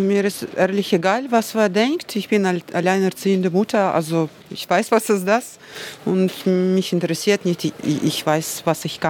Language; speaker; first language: German; non-native, learner; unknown